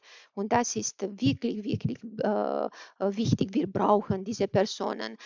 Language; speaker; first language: German; non-native, fluent; Romanian